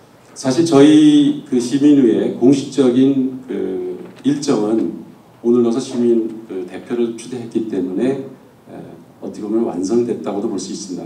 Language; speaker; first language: Korean; native; Korean